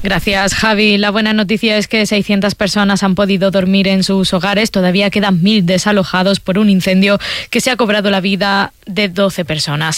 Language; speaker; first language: Spanish; native; Spanish